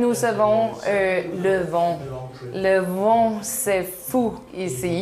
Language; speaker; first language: French; non-native, learner; Danish